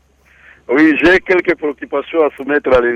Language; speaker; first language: French; non-native, local second language; Swahili